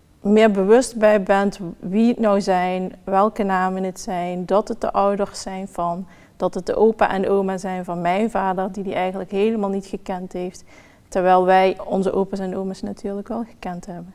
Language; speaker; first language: Dutch; native; Dutch